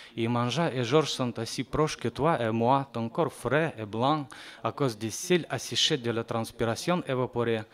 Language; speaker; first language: French; non-native, fluent; Russian